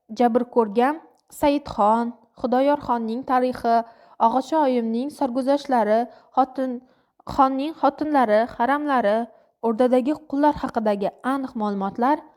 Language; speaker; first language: Uzbek; non-native, local second language; Kara-Kalpak